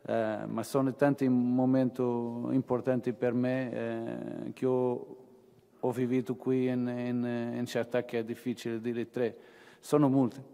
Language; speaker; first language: Italian; non-native, fluent; Portuguese